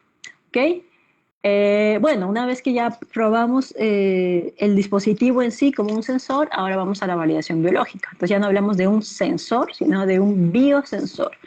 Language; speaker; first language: Spanish; native; Spanish